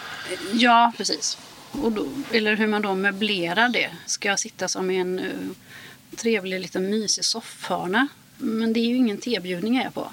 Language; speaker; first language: Swedish; native; Swedish